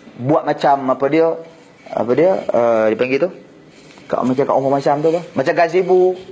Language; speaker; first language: Malay; native; Malay